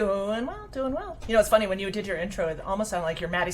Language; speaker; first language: English; native; English